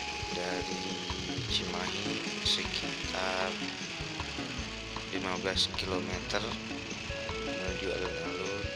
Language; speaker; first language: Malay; non-native, local second language; Minangkabau